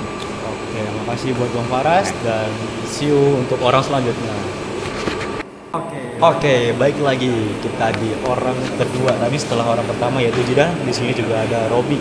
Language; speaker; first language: Indonesian; native; Indonesian